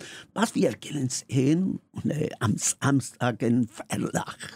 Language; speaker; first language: German; non-native, learner; Spanish